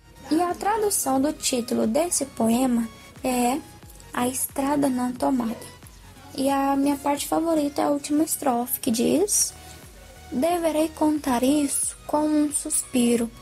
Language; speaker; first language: Portuguese; native; Portuguese